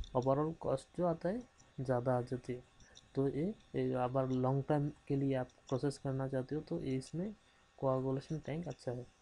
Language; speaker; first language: Hindi; non-native, local second language; Bangla